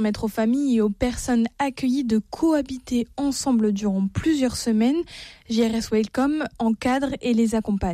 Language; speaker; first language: French; native; French